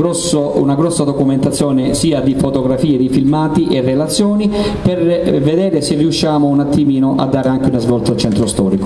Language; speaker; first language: Italian; native; Italian